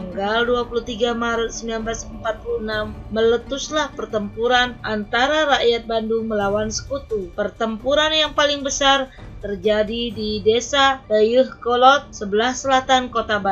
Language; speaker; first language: Indonesian; native; Indonesian